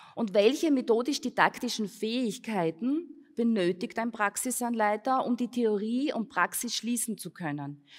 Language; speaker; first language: German; native; German